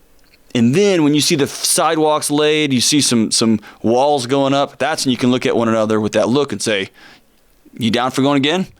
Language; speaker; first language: English; native; English